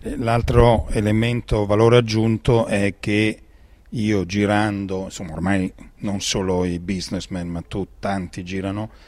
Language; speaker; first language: Italian; native; Italian